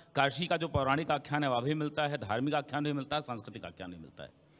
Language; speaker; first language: Hindi; native; Hindi